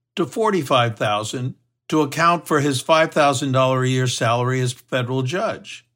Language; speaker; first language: English; native; English